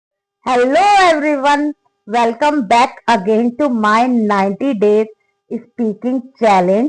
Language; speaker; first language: English; non-native, learner; Hindi